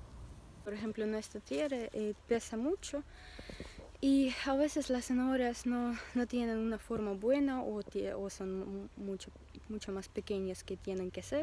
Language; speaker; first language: Spanish; non-native, learner; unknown